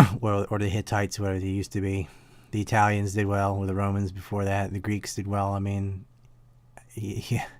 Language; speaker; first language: English; native; English